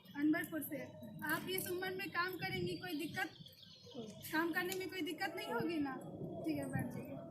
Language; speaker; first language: Hindi; native; Hindi